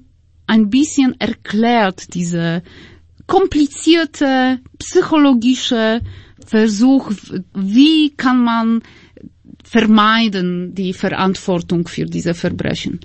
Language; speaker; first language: German; non-native, fluent; Polish